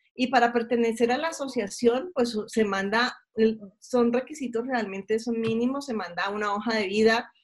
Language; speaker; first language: Spanish; native; Spanish